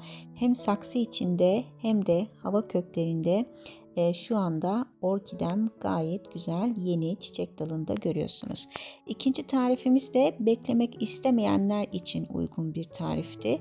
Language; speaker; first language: Turkish; native; Turkish